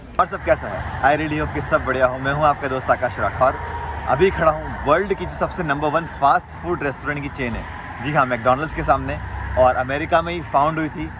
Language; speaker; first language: Hindi; native; Hindi